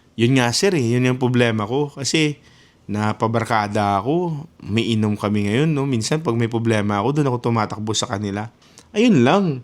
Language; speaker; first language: Filipino; non-native, local second language; Hiligaynon